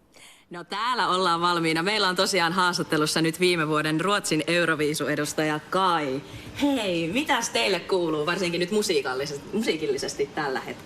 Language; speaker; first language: Finnish; native; Finnish